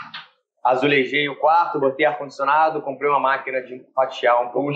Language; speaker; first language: Portuguese; native; Portuguese